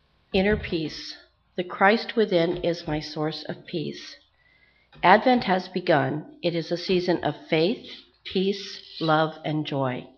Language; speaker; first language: English; native; English